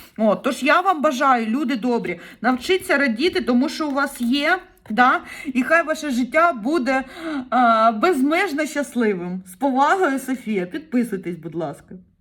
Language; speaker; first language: Ukrainian; non-native, local second language; Russian